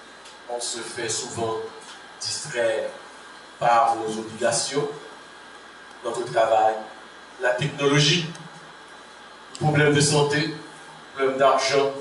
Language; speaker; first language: French; non-native, local second language; Haitian Creole